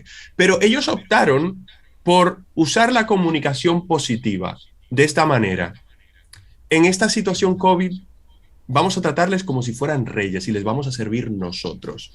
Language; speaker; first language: Spanish; native; Spanish